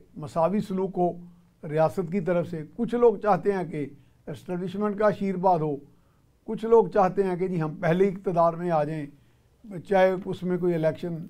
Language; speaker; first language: Urdu; native; Urdu